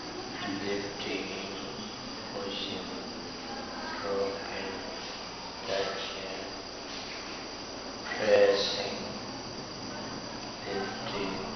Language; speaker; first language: English; non-native, fluent; Burmese